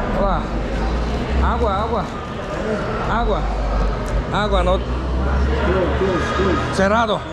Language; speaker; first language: Spanish; non-native, learner; Korean